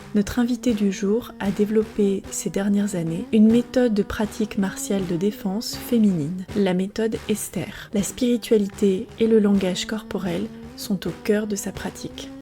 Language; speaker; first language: French; native; French